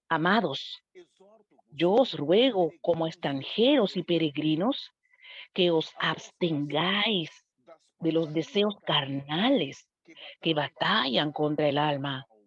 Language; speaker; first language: Spanish; non-native, fluent; Portuguese